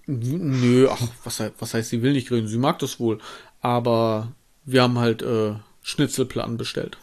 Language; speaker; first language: German; native; German